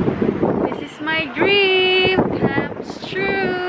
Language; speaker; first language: English; non-native, local second language; Filipino